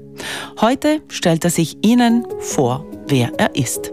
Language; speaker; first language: German; native; German